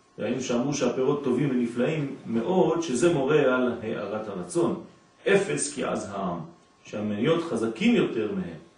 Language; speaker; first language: Hebrew; non-native, fluent; French